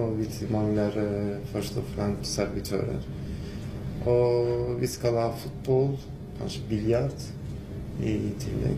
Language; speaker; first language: Norwegian; non-native, learner; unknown